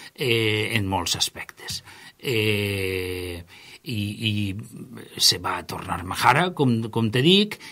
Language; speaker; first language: Catalan; native; Catalan